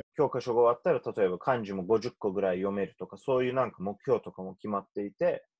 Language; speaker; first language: Japanese; non-native, fluent; Turkish